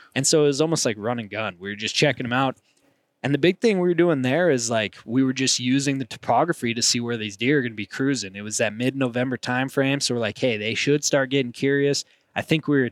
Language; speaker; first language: English; native; English